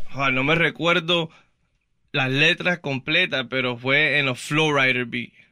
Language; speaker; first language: Spanish; early bilingual, heritage; Spanish